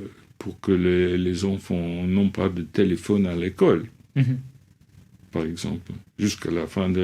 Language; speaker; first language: French; non-native, fluent; English